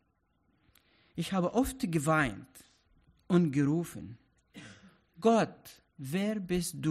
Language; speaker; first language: German; non-native, fluent; Arabic